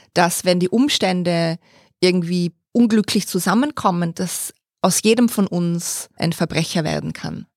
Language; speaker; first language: German; native; German